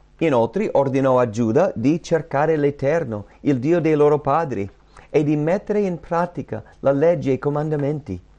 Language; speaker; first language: Italian; non-native, fluent; English